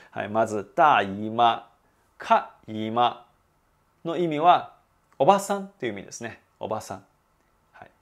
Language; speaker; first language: Japanese; non-native, fluent; Chinese